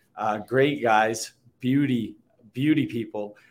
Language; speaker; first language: English; native; English